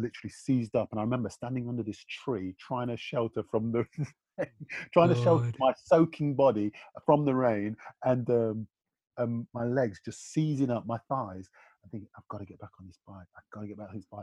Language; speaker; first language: English; native; English